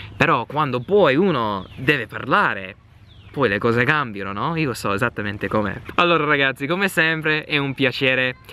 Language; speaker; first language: Italian; non-native, fluent; English